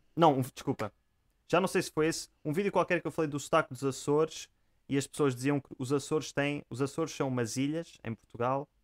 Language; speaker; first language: Portuguese; native; Portuguese